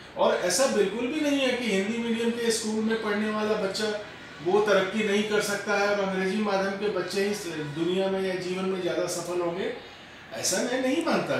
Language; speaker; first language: Hindi; native; Hindi